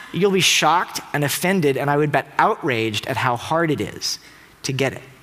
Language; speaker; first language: English; native; English